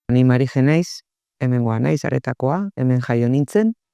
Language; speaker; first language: Basque; non-native, local second language; Spanish